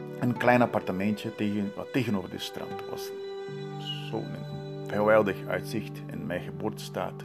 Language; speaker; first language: Dutch; non-native, learner; Portuguese